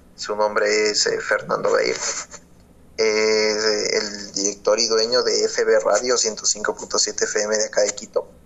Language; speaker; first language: Spanish; native; Spanish